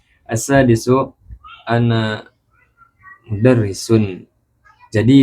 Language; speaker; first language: Arabic; non-native, learner; Indonesian